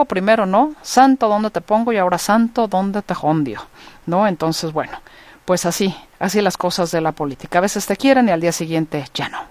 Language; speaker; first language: Spanish; native; Spanish